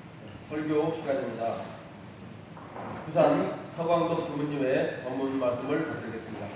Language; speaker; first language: Korean; native; Korean